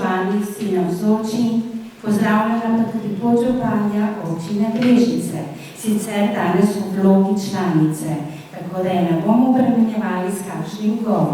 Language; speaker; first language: Slovenian; native; Slovenian